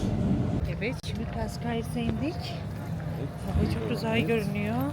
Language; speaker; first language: Turkish; non-native, learner; English